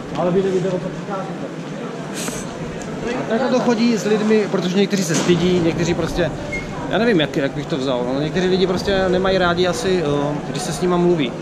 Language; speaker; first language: Czech; native; Czech